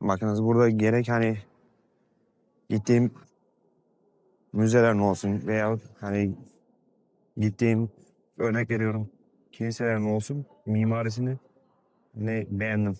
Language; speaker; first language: Turkish; native; Turkish